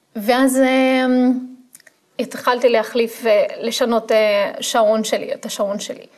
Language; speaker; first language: Hebrew; non-native, fluent; Portuguese